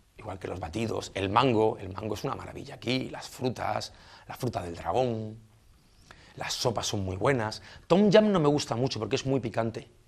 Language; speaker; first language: Spanish; native; Spanish